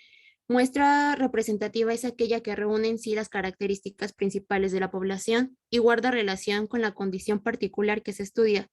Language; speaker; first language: Spanish; native; Spanish